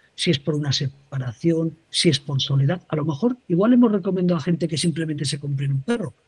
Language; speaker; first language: Spanish; native; Spanish